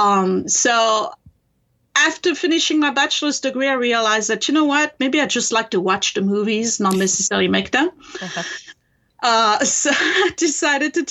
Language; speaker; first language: English; non-native, fluent; French